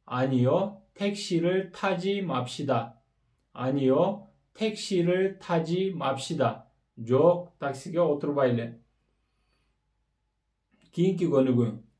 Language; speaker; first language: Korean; non-native, fluent; Kyrgyz